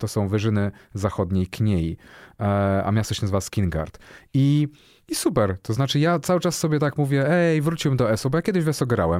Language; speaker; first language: Polish; native; Polish